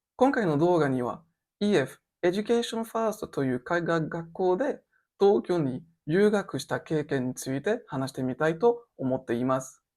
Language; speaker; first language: Japanese; non-native, learner; French